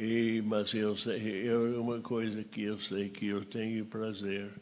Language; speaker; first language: Portuguese; non-native, fluent; English